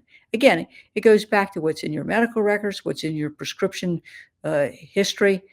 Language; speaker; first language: English; native; English